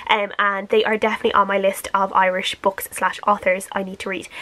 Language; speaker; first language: English; native; English